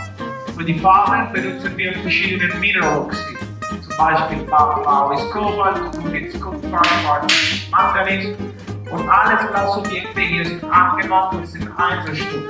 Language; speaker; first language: German; non-native, fluent; Italian